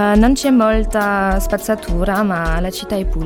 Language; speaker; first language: Italian; non-native, learner; French